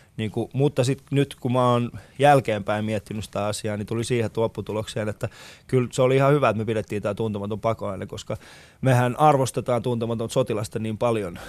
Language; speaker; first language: Finnish; early bilingual, other home language; Persian